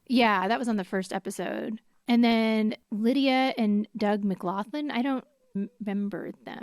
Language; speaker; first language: English; native; English